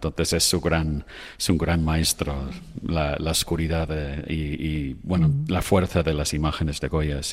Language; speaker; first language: Spanish; non-native, fluent; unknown